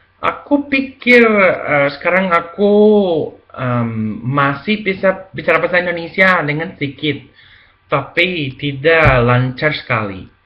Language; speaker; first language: Indonesian; non-native, learner; Spanish